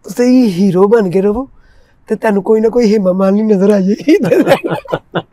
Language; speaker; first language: Urdu; non-native, local second language; Punjabi